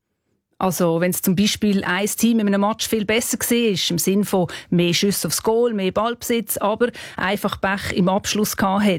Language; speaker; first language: German; native; German